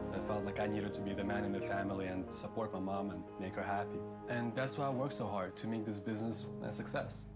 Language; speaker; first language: English; early bilingual, other home language; Ukrainian